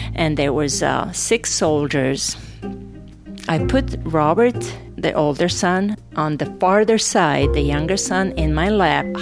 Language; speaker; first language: English; non-native, fluent; Serbian